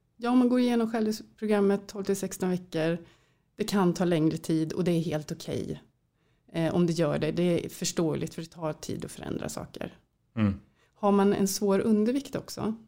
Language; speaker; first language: Swedish; native; Swedish